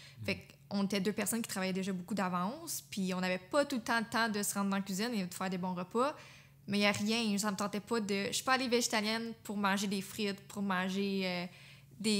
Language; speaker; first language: French; native; French